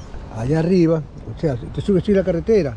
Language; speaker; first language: Spanish; native; Spanish